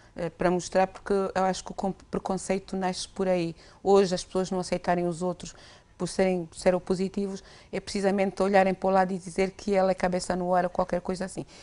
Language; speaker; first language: Portuguese; native; Portuguese